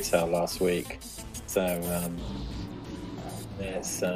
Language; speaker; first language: English; native; English